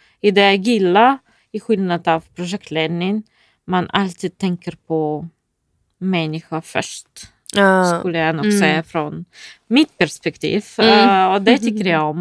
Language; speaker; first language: Swedish; non-native, fluent; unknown